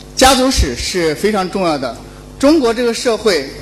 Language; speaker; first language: Chinese; native; Chinese